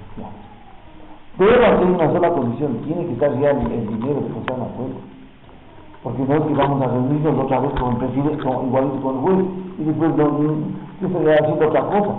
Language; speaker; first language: Spanish; native; Spanish